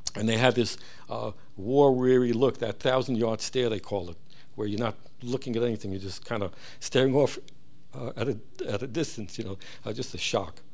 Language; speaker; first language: English; early bilingual, other home language; Hebrew